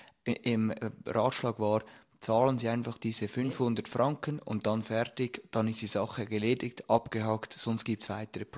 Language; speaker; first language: German; native; German